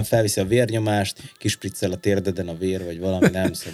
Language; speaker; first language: Hungarian; native; Hungarian